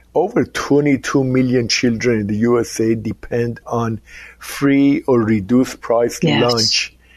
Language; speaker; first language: English; non-native, fluent; Persian